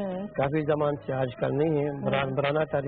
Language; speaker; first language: Hindi; non-native, learner; Arabic